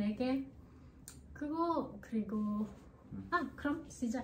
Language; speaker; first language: Korean; non-native, learner; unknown